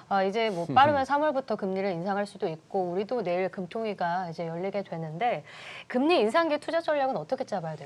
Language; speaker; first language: Korean; native; Korean